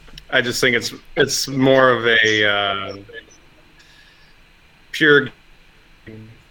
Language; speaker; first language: English; native; English